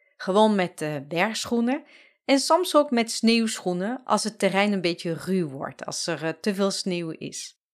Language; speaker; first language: Dutch; non-native, fluent; French